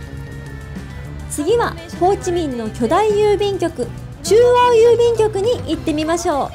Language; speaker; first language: Japanese; native; Japanese